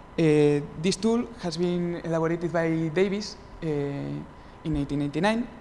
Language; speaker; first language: English; non-native, fluent; Spanish